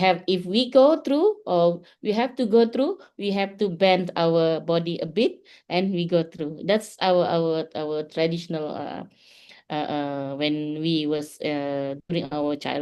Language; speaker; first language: English; non-native, fluent; Indonesian